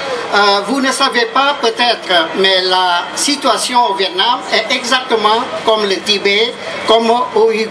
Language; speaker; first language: French; non-native, fluent; Vietnamese